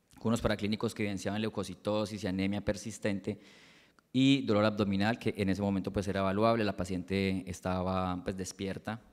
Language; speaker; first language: Spanish; native; Spanish